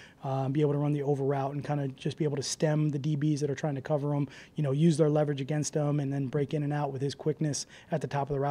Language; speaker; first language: English; native; English